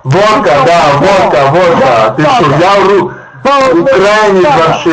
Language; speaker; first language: Russian; non-native, learner; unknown